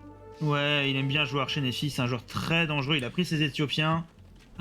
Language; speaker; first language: French; native; French